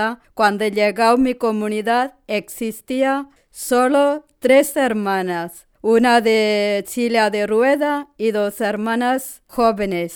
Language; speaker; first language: Spanish; non-native, learner; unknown